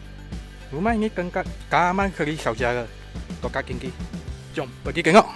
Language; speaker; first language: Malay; non-native, local second language; Chinese